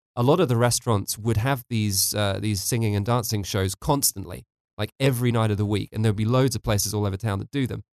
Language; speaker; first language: English; native; English